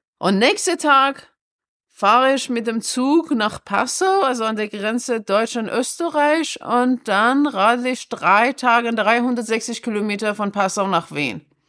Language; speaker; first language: German; non-native, fluent; Persian